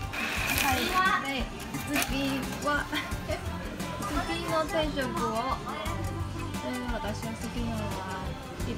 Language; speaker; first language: Japanese; non-native, learner; Chinese